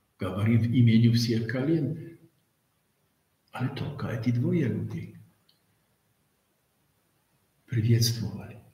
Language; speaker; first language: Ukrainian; non-native, learner; Polish